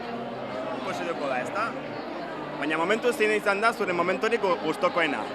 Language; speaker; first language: Basque; native; Basque